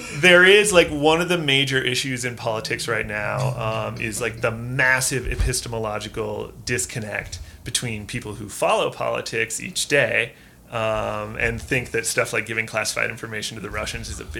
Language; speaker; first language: English; native; English